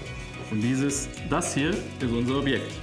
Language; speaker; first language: German; native; German